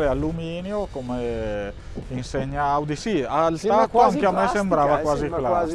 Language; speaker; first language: Italian; native; Italian